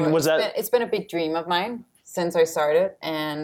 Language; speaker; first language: English; non-native, fluent; Danish